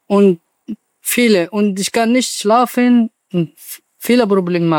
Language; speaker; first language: German; non-native, learner; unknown